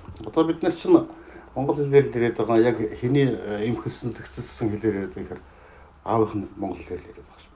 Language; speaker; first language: Mongolian; native; Mongolian